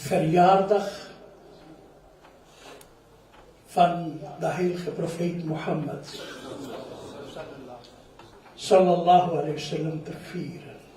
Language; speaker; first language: Dutch; non-native, fluent; Urdu